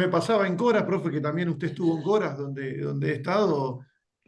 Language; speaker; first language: Spanish; native; Spanish